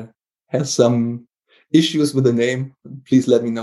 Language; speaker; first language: English; non-native, fluent; German